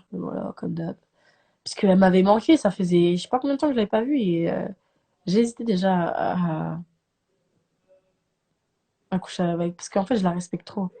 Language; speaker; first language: French; native; French